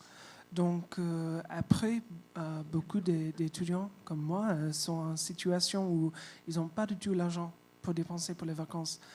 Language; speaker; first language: French; non-native, fluent; English